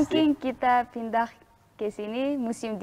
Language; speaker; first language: Indonesian; non-native, learner; Uzbek